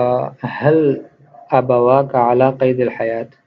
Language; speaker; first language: Arabic; non-native, fluent; Urdu